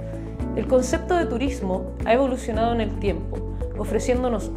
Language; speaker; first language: Spanish; native; Spanish